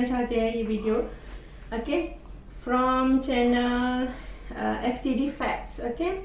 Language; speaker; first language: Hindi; non-native, learner; Malay